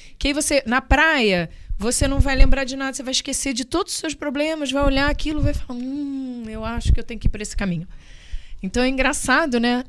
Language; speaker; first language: Portuguese; native; Portuguese